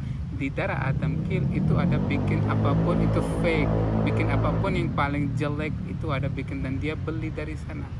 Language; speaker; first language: Indonesian; non-native, fluent; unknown